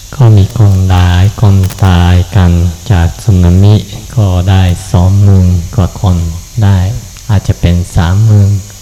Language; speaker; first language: Thai; non-native, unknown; Japanese